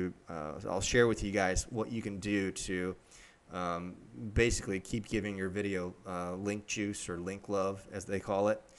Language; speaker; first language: English; native; English